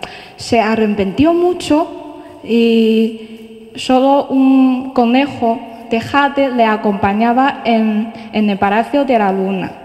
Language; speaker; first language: Spanish; non-native, fluent; Chinese